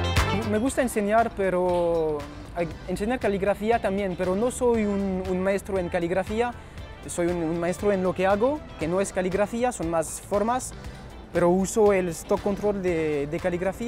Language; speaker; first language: Spanish; early bilingual, heritage; French